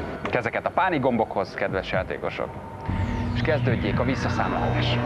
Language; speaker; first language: Hungarian; native; Hungarian